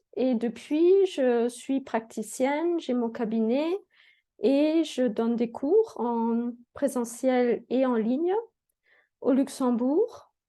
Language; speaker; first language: French; native; French